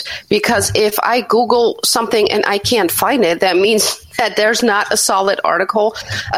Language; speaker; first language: English; non-native, fluent; Dutch